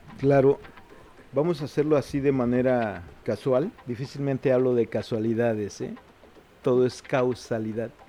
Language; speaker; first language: Spanish; non-native, local second language; Zapotec